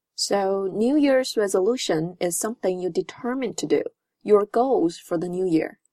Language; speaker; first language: English; non-native, fluent; Chinese